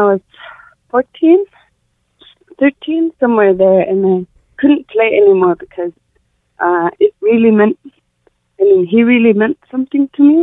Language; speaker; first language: English; non-native, fluent; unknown